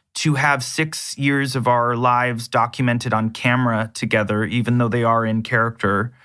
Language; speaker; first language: English; native; English